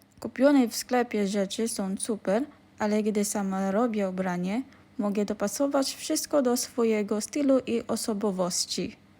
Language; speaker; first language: Polish; non-native, learner; Filipino